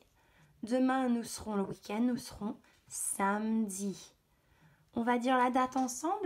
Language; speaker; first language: French; native; French